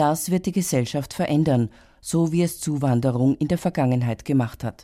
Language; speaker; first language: German; native; German